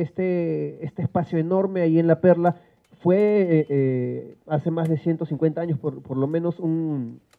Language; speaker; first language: Spanish; native; Spanish